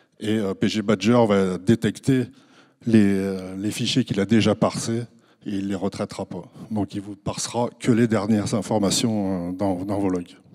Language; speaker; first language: French; native; French